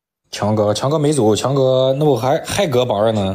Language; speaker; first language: Chinese; native; Chinese